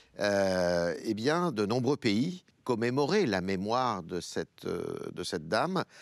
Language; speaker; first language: French; native; French